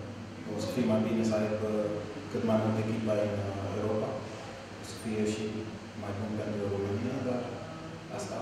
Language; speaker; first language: Romanian; non-native, learner; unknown